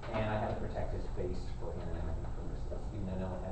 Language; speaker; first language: English; native; English